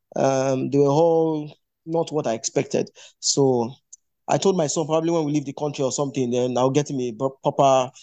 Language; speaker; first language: English; non-native, local second language; Yoruba